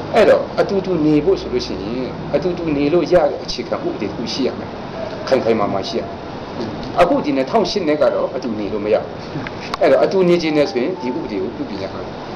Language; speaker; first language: Burmese; non-native, local second language; Kachin